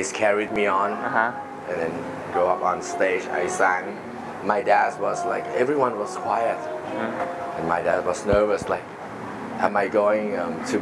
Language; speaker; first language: English; non-native, fluent; Thai